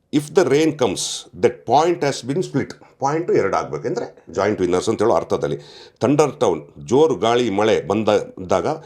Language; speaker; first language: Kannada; non-native, local second language; Kodava